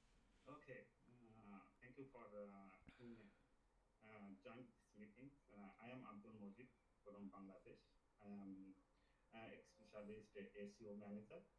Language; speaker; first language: English; non-native, learner; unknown